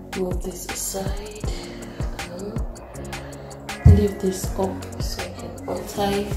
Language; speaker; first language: English; non-native, local second language; Igbo